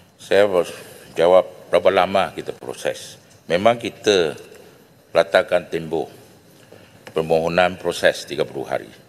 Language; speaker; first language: Malay; non-native, local second language; Chinese